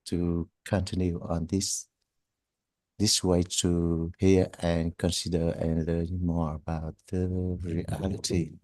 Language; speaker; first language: English; non-native, learner; Vietnamese